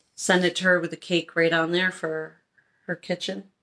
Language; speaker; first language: English; native; English